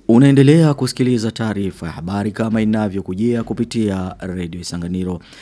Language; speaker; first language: Swahili; non-native, local second language; Rundi